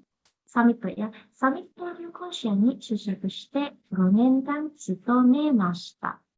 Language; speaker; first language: Japanese; non-native, fluent; Indonesian